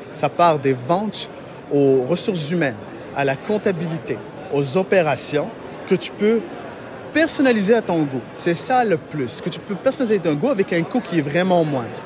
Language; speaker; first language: French; non-native, local second language; Arabic